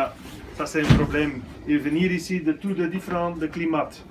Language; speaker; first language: French; non-native, learner; Dutch